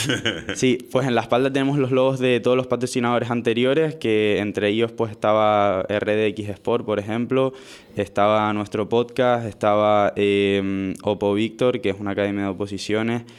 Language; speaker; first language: Spanish; native; Spanish